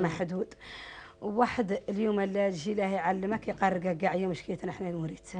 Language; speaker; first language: Arabic; native; Arabic